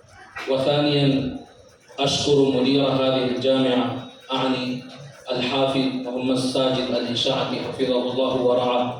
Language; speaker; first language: Arabic; non-native, fluent; Urdu